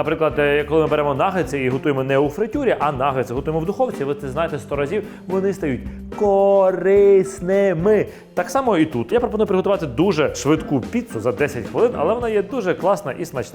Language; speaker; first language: Ukrainian; native; Ukrainian